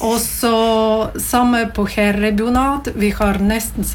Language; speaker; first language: Norwegian; non-native, learner; Latvian